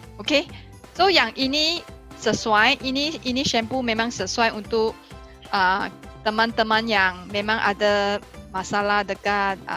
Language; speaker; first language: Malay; non-native, local second language; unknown